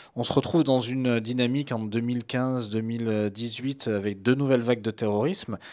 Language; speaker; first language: French; native; French